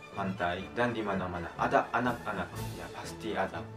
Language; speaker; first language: Indonesian; non-native, fluent; Japanese